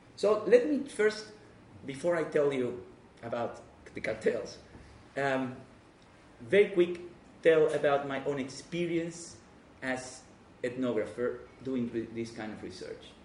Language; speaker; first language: English; non-native, fluent; Spanish